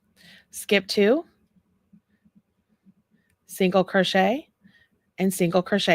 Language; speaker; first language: English; native; English